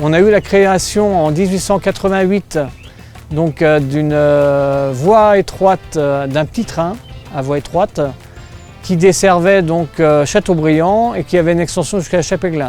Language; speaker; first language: French; native; French